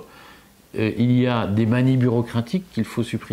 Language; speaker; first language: French; native; French